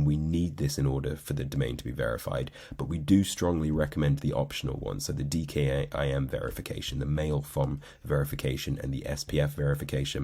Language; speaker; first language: English; native; English